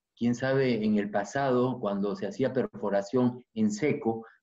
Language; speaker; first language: Spanish; native; Spanish